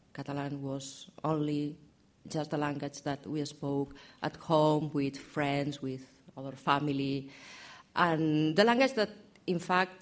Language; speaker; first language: English; non-native, learner; Catalan